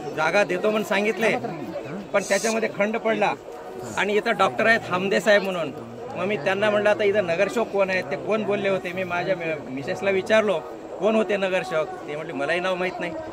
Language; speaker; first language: Marathi; native; Marathi